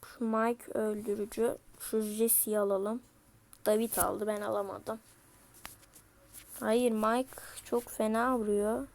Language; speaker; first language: Turkish; native; Turkish